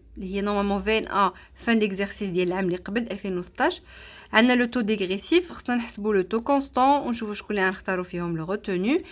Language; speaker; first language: French; non-native, local second language; Arabic